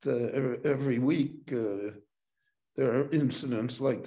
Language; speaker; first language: English; native; English